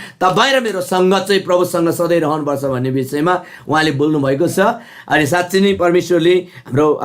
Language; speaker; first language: Nepali; non-native, local second language; Eastern Tamang